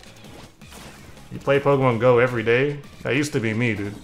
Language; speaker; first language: English; native; English